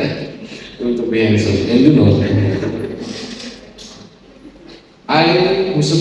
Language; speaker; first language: English; non-native, fluent; Indonesian